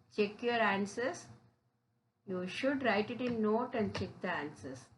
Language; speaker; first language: English; non-native, local second language; Tamil